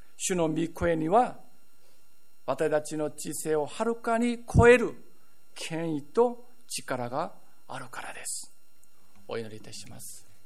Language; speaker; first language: Japanese; non-native, fluent; Korean